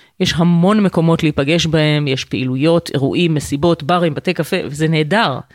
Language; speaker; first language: Hebrew; native; Hebrew